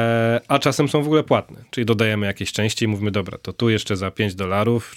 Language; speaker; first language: Polish; native; Polish